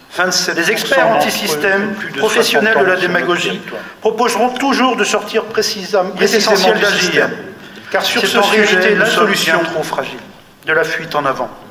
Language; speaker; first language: French; native; French